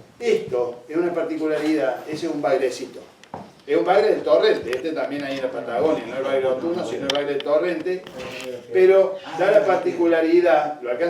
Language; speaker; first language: Spanish; native; Spanish